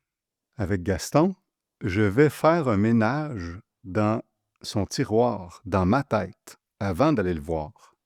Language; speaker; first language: French; native; French